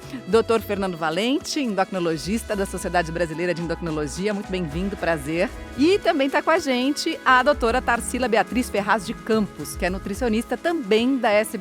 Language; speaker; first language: Portuguese; native; Portuguese